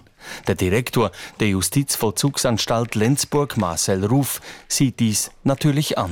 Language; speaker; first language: German; native; German